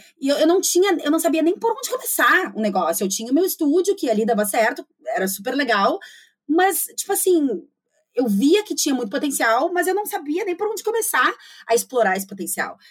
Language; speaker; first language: Portuguese; native; Portuguese